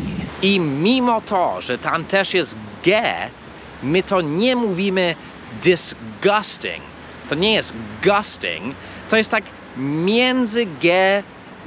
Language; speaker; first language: Polish; non-native, fluent; English